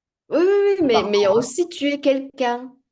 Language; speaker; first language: French; non-native, fluent; Chinese